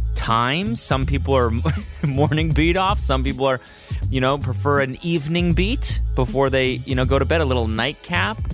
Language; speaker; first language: English; native; English